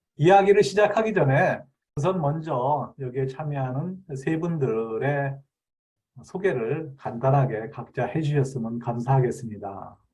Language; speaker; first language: Korean; native; Korean